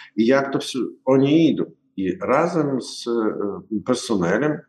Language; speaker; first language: Polish; non-native, learner; Ukrainian